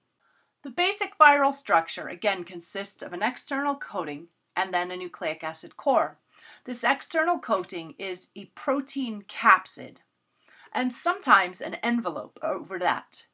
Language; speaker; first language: English; native; English